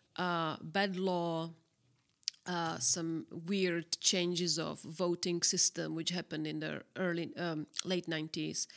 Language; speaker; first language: English; non-native, fluent; Czech